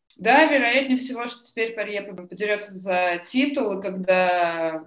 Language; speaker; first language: Russian; native; Russian